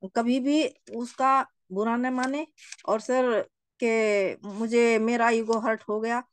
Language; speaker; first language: Hindi; native; Hindi